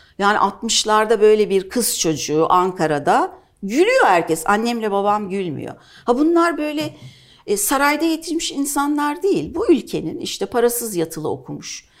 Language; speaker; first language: Turkish; native; Turkish